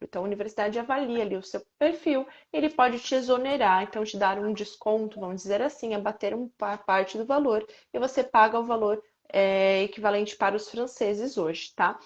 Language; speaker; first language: Portuguese; native; Portuguese